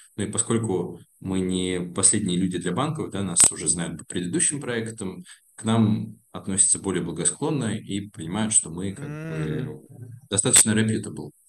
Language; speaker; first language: Russian; native; Russian